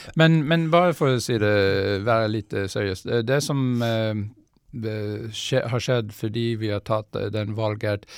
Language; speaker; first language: Norwegian; non-native, fluent; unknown